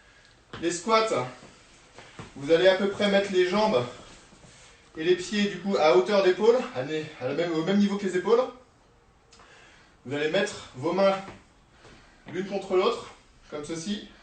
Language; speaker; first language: French; native; French